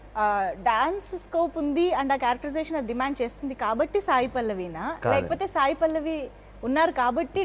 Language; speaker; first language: Telugu; native; Telugu